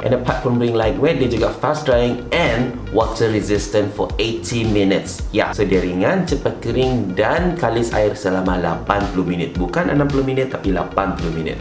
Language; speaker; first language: English; non-native, local second language; Malay